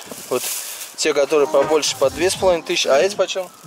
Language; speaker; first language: Russian; native; Russian